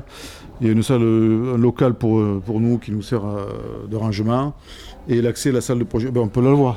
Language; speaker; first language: French; native; French